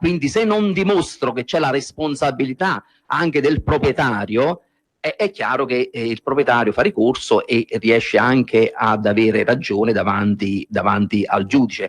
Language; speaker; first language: Italian; native; Italian